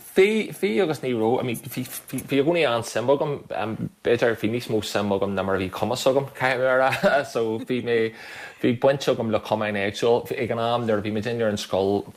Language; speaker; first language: Irish; native; Irish